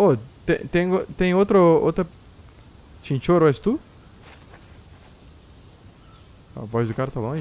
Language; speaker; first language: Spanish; non-native, learner; Portuguese